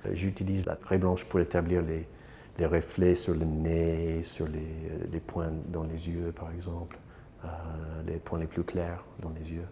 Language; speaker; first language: French; non-native, fluent; English